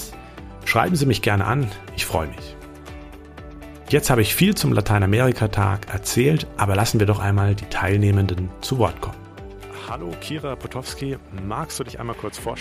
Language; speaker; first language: German; native; German